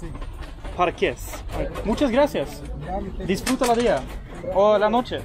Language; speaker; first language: Spanish; non-native, learner; Swedish